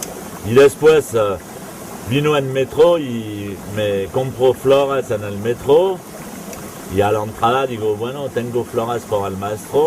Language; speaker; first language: Spanish; non-native, fluent; French